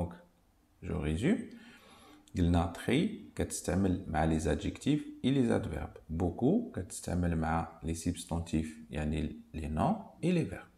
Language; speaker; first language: French; non-native, local second language; Arabic